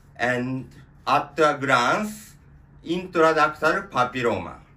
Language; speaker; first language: English; non-native, learner; Japanese